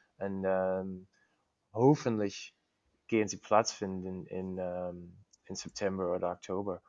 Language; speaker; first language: German; non-native, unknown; English